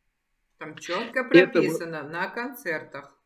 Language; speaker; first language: Russian; native; Russian